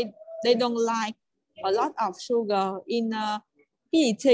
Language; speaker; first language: English; non-native, learner; Vietnamese